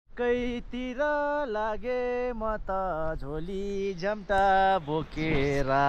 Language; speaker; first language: Nepali; non-native, local second language; Sherpa